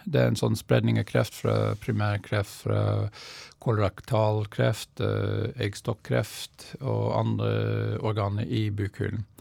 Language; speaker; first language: Norwegian; non-native, fluent; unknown